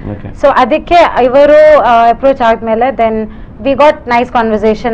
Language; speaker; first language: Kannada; non-native, local second language; Tulu